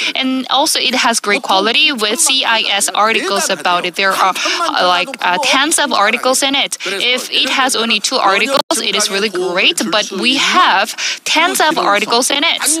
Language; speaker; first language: English; non-native, fluent; Korean